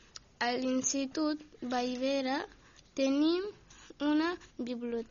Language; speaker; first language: Catalan; non-native, learner; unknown